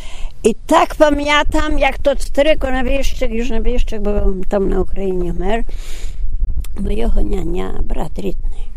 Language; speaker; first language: Polish; non-native, local second language; Rusyn